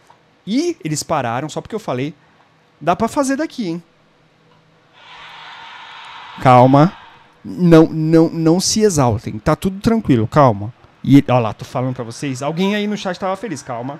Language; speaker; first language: Portuguese; native; Portuguese